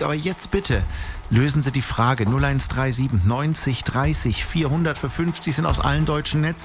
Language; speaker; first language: German; native; German